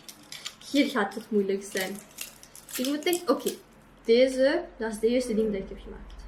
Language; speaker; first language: Dutch; non-native, local second language; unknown